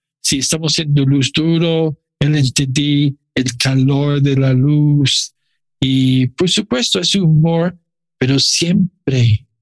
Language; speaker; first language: Spanish; non-native, learner; English